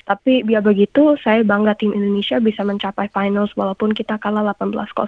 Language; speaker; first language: Indonesian; early bilingual, heritage; English